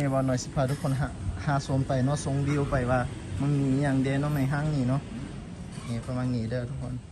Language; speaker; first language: Thai; non-native, local second language; Akha